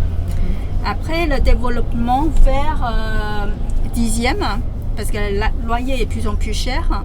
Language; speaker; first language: French; non-native, fluent; Chinese